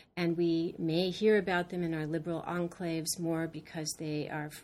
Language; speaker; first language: English; native; English